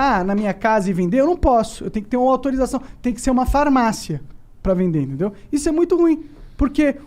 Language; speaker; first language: Portuguese; native; Portuguese